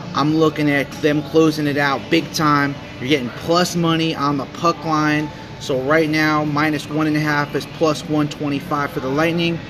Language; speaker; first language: English; early bilingual, other home language; Italian